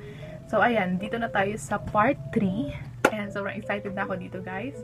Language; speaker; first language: Filipino; native; Filipino